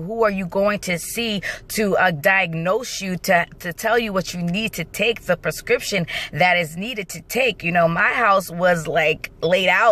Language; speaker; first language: English; native; English